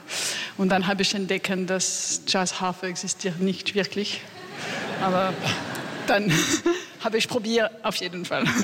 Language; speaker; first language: German; non-native, learner; French